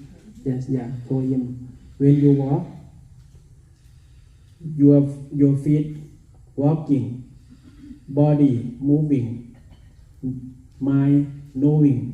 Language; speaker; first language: English; non-native, learner; Thai